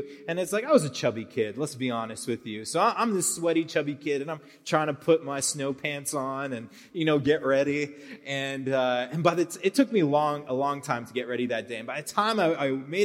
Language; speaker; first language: English; native; English